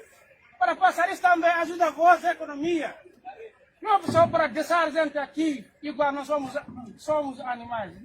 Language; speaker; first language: Portuguese; non-native, fluent; Haitian Creole